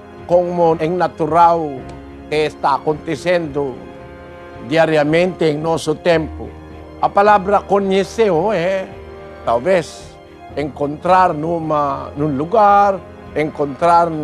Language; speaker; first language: Portuguese; non-native, learner; Filipino